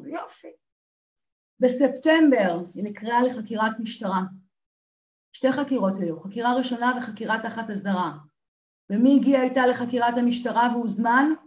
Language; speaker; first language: Hebrew; native; Hebrew